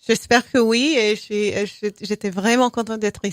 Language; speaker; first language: French; non-native, fluent; English